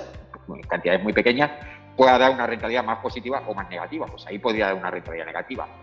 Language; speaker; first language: Spanish; native; Spanish